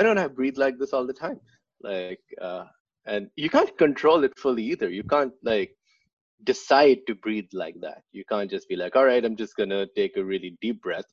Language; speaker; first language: English; non-native, local second language; Urdu